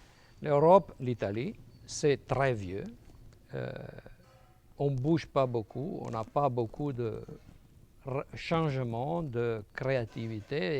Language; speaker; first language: French; non-native, fluent; Italian